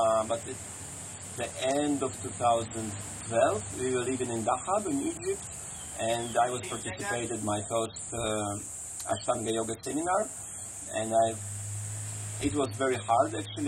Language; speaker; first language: English; non-native, fluent; Russian